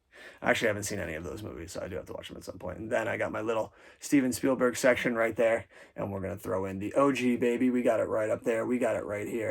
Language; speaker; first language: English; native; English